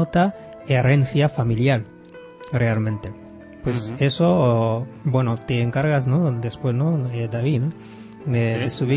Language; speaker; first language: Spanish; non-native, fluent; Japanese